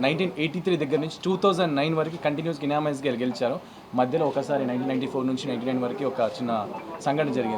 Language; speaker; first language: Telugu; native; Telugu